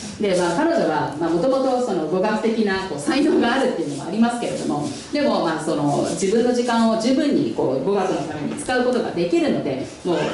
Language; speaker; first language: Japanese; non-native, fluent; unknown